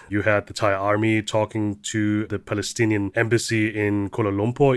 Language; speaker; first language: English; early bilingual, heritage; German